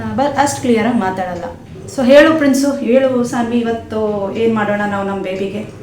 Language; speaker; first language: Kannada; non-native, local second language; Konkani